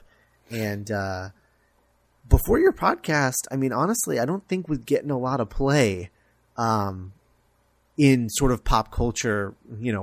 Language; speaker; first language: English; native; English